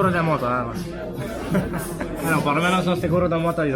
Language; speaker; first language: Spanish; non-native, fluent; Hebrew